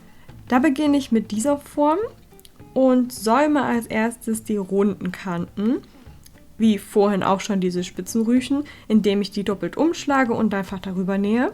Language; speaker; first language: German; native; German